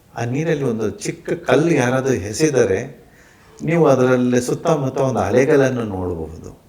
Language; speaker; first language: Kannada; non-native, local second language; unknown